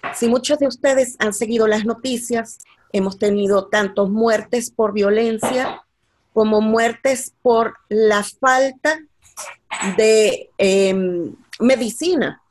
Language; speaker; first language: Spanish; non-native, learner; Swedish